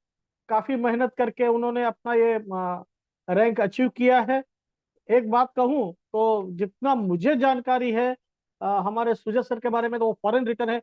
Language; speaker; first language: Hindi; native; Hindi